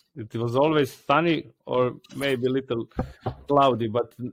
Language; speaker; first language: English; non-native, learner; Croatian